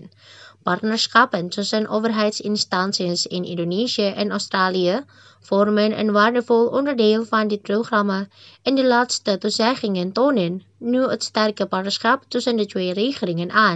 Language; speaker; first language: Dutch; non-native, fluent; Indonesian